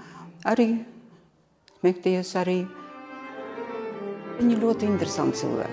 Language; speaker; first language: Latvian; non-native, local second language; Russian